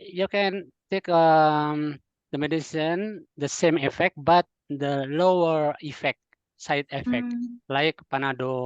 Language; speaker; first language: English; non-native, learner; Indonesian